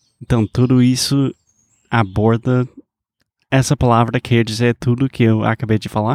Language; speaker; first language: Portuguese; non-native, fluent; English